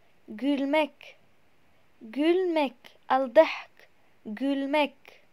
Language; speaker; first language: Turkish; non-native, fluent; Arabic